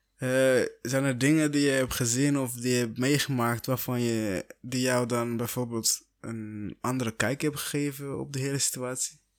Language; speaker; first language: Dutch; non-native, fluent; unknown